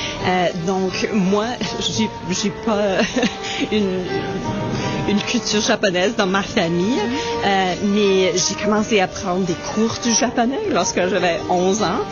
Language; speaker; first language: French; non-native, local second language; English